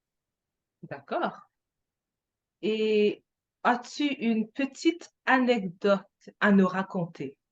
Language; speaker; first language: French; non-native, fluent; English